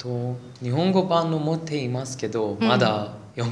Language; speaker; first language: Japanese; non-native, learner; Persian